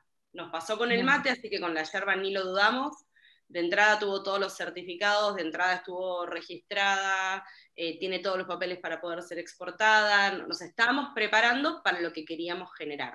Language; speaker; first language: Spanish; native; Spanish